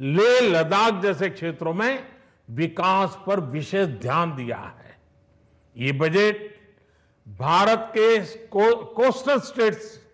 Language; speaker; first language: Hindi; native; Hindi